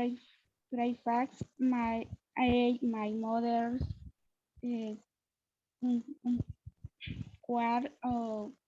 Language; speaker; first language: English; non-native, learner; Spanish